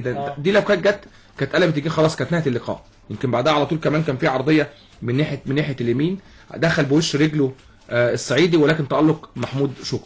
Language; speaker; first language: Arabic; native; Arabic